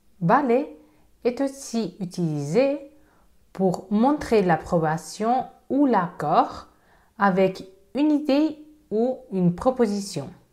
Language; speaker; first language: French; non-native, fluent; Spanish